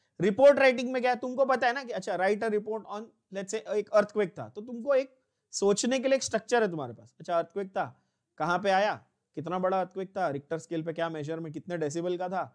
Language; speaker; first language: Hindi; native; Hindi